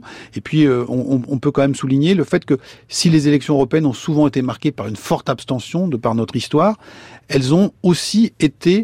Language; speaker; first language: French; native; French